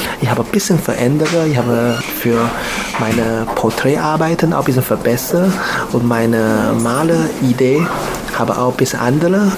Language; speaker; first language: German; non-native, learner; Chinese